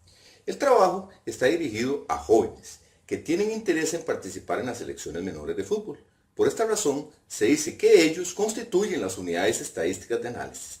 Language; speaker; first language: Spanish; native; Spanish